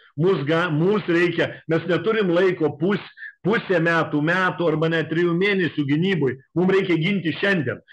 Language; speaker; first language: Lithuanian; native; Lithuanian